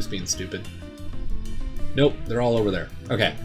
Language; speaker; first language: English; native; English